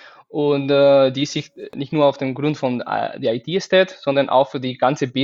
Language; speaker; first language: German; non-native, fluent; Spanish